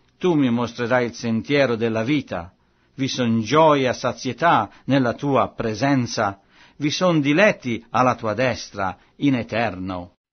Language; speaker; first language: Italian; non-native, fluent; French